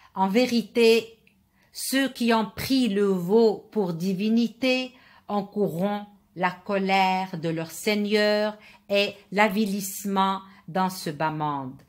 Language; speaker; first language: French; non-native, local second language; Arabic